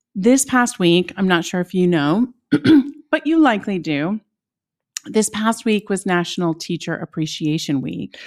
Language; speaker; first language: English; native; English